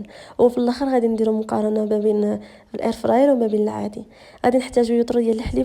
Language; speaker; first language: Arabic; native; Arabic